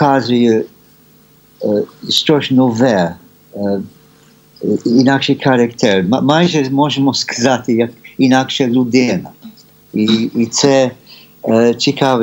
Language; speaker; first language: Ukrainian; early bilingual, heritage; Ukrainian